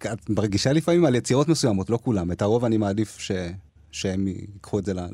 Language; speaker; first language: Hebrew; early bilingual, other home language; Amharic